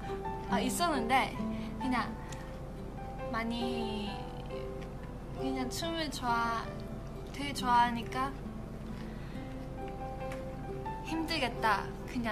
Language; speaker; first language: Korean; non-native, fluent; Chinese